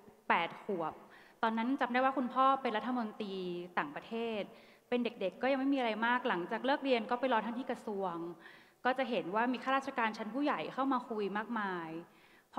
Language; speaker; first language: Thai; native; Thai